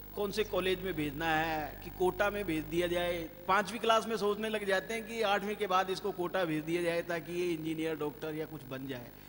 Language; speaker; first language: Hindi; native; Hindi